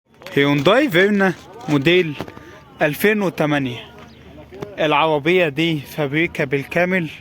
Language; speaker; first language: Arabic; native; Arabic